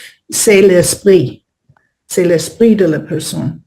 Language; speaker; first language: French; non-native, learner; Spanish